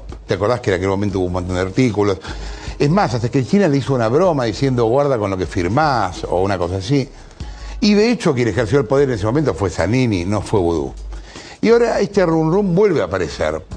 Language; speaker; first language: Spanish; native; Spanish